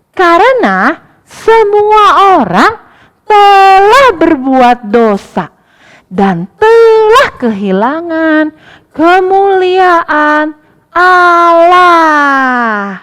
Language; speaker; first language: Indonesian; native; Indonesian